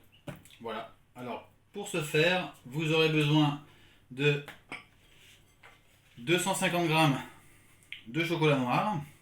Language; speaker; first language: French; native; French